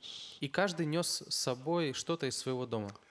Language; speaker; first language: Russian; native; Russian